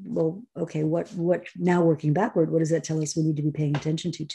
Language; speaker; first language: English; native; English